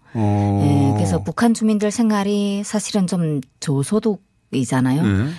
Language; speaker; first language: Korean; native; Korean